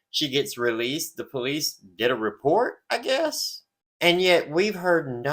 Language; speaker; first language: English; native; English